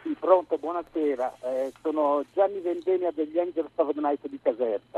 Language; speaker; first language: Italian; native; Italian